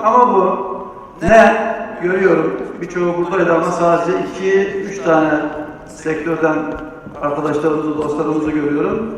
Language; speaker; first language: Turkish; native; Turkish